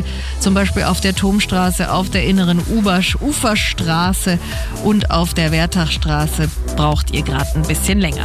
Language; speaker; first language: German; native; German